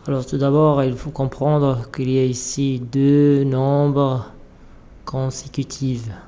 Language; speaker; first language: French; non-native, local second language; Arabic